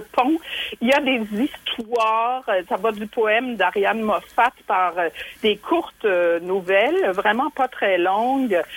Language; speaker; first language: French; non-native, fluent; German